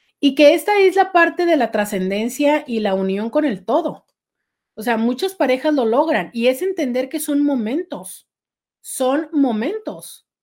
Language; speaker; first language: Spanish; native; Spanish